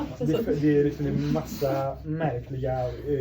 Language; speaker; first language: Swedish; early bilingual, other home language; Persian